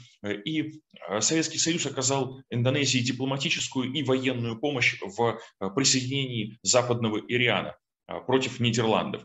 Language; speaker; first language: Russian; native; Russian